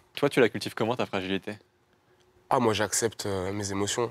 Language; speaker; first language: French; native; French